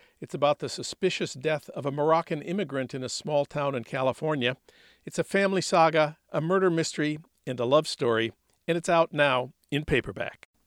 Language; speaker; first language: English; native; English